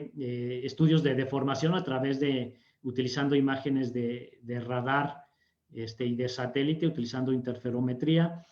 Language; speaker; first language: Spanish; native; Spanish